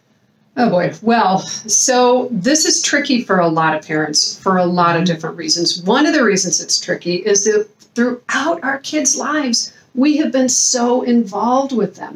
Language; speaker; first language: English; native; English